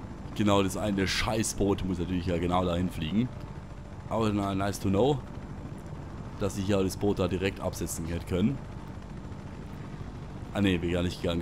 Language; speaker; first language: German; native; German